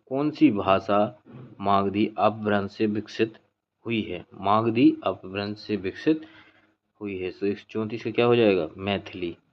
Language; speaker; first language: Hindi; native; Hindi